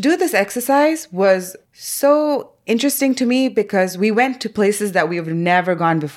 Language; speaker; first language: English; non-native, local second language; Tamil